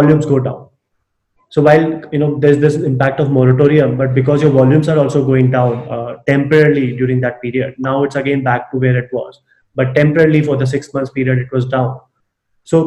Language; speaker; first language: English; non-native, local second language; Hindi